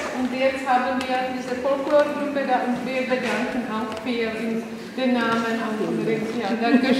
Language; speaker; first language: German; non-native, learner; Czech